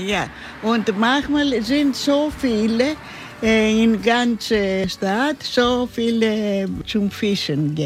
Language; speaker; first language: German; non-native, learner; Greek